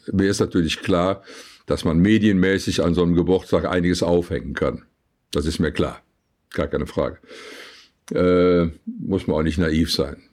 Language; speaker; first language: German; native; German